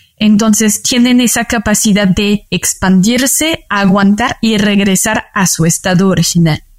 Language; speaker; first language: Spanish; non-native, fluent; French